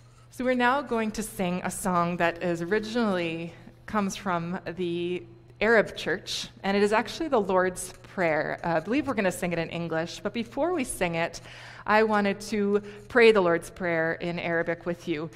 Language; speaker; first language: English; native; English